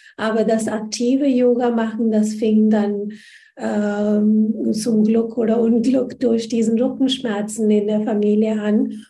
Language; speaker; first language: German; non-native, fluent; Hindi